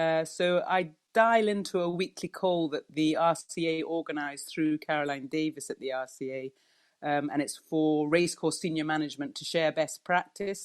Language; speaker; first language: English; native; English